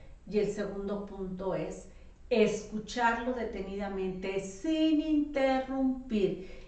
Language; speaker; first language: Spanish; native; Spanish